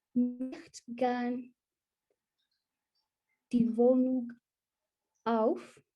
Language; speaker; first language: German; non-native, learner; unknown